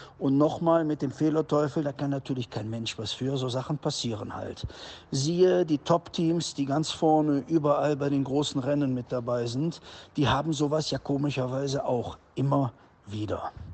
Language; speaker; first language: German; native; German